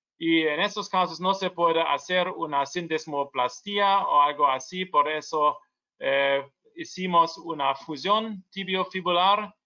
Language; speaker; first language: Spanish; non-native, learner; German